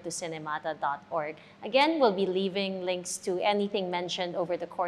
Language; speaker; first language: English; non-native, local second language; Filipino